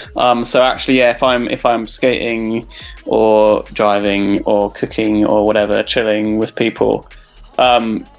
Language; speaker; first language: English; native; English